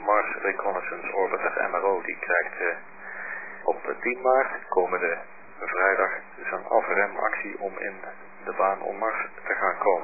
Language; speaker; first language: Dutch; native; Dutch